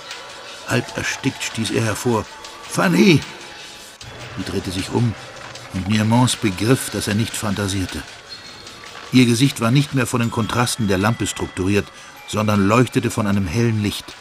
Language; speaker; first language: German; native; German